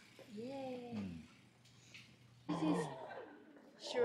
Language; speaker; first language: English; non-native, learner; Japanese